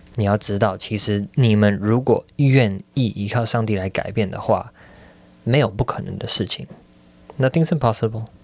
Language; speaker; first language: Chinese; native; Chinese